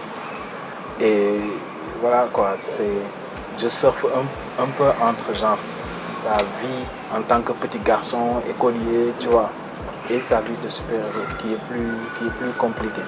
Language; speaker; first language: French; non-native, local second language; Wolof